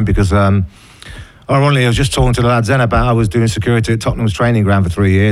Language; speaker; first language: English; native; English